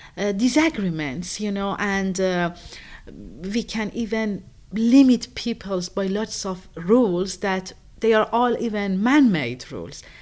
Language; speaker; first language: English; non-native, fluent; Persian